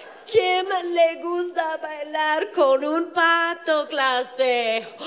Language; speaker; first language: Spanish; non-native, fluent; English